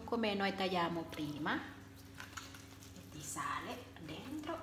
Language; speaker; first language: Italian; non-native, learner; Thai